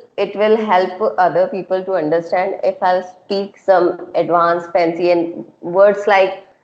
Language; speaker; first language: English; non-native, local second language; Hindi